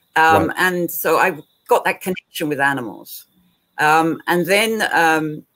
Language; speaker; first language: English; native; English